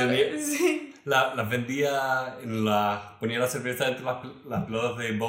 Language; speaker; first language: Spanish; native; Spanish